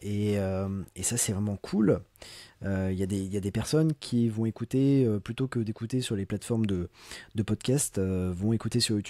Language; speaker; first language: French; native; French